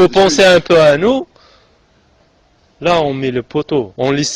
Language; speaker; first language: French; native; French